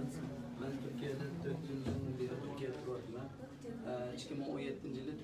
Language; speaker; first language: Turkish; non-native, learner; Uyghur